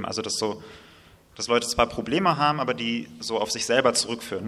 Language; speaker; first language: German; native; German